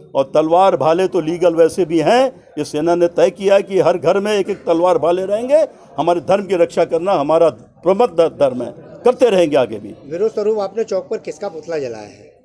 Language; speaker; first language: Hindi; native; Hindi